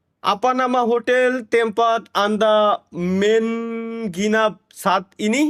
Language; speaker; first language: Indonesian; non-native, learner; Bangla